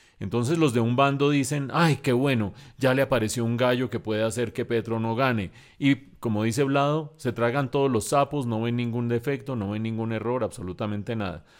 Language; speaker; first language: Spanish; native; Spanish